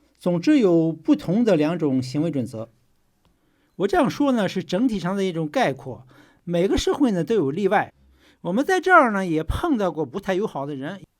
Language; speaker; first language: Chinese; native; Chinese